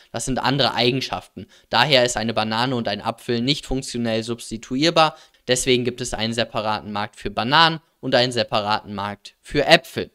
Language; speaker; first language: German; native; German